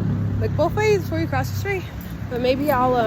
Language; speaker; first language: English; native; English